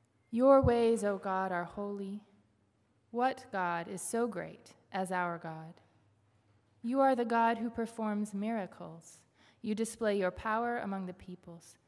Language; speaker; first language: English; native; English